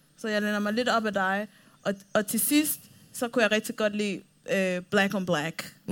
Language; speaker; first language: Danish; early bilingual, other home language; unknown